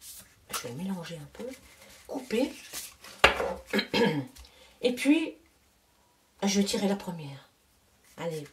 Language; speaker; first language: French; native; French